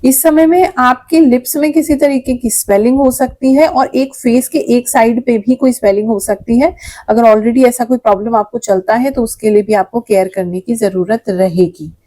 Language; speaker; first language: Hindi; native; Hindi